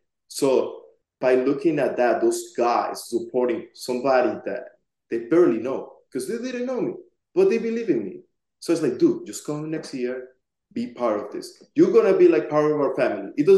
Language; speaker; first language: English; non-native, fluent; Spanish